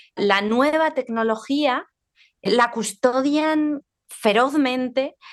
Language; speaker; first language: Spanish; native; Spanish